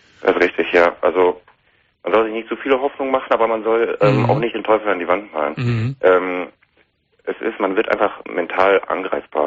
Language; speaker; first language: German; native; German